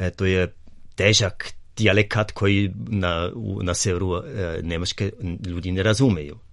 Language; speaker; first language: Serbian; non-native, fluent; German